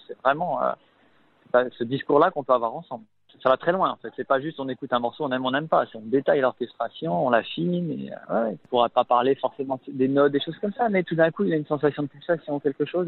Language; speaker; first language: French; native; French